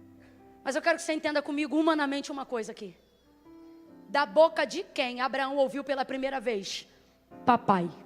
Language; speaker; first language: Portuguese; native; Portuguese